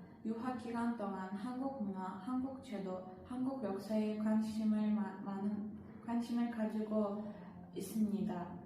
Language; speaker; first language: Korean; non-native, learner; Uzbek